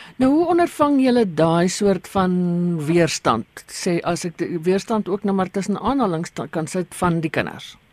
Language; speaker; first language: Afrikaans; native; Afrikaans